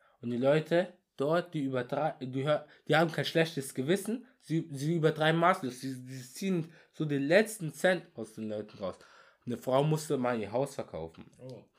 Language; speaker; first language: German; early bilingual, other home language; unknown